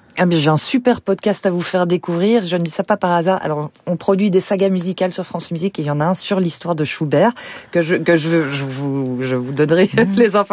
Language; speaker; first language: French; native; French